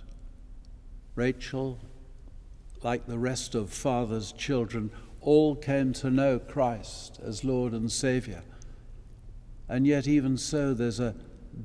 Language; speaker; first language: English; native; English